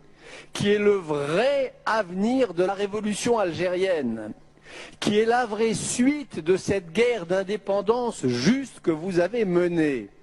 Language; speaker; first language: French; native; French